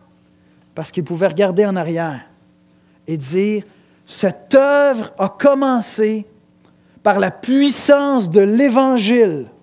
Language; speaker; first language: French; native; French